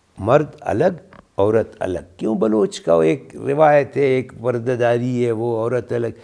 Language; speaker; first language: Urdu; non-native, local second language; Brahui